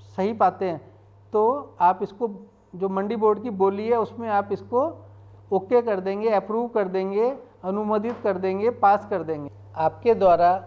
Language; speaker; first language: Hindi; native; Hindi